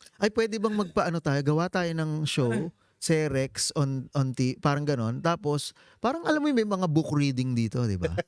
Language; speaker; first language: Filipino; native; Filipino